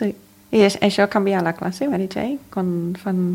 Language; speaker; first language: Catalan; non-native, fluent; English